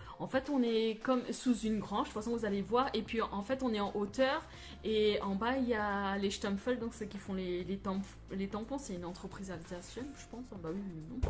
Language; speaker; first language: French; native; French